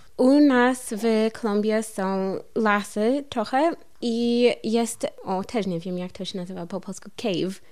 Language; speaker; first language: Polish; non-native, learner; English